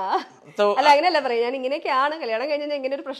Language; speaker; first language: Malayalam; native; Malayalam